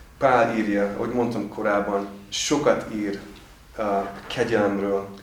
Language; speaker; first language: Hungarian; non-native, fluent; English